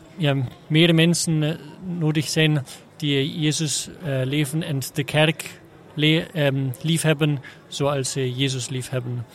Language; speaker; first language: Dutch; non-native, learner; German